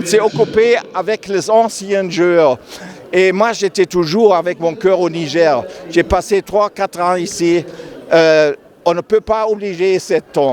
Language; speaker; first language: French; non-native, learner; German